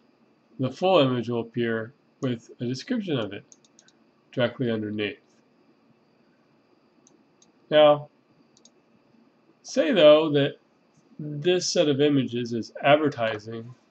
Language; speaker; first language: English; native; English